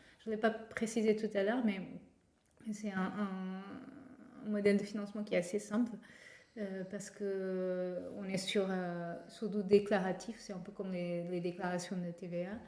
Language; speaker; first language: French; non-native, fluent; Portuguese